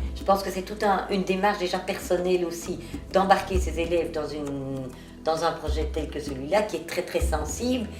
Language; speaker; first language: French; native; French